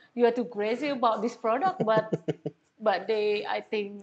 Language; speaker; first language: English; non-native, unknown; Indonesian